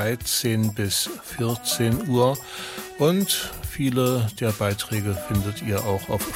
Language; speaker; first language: German; native; German